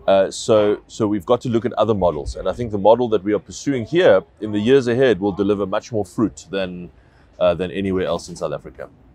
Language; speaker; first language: English; native; English